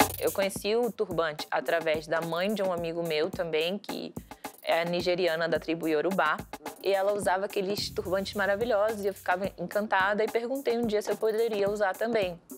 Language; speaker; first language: Portuguese; early bilingual, heritage; Portuguese